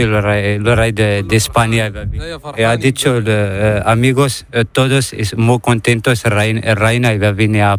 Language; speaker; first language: Spanish; non-native, learner; Arabic